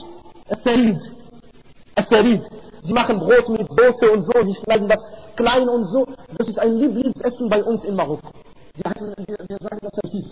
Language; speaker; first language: German; non-native, fluent; Arabic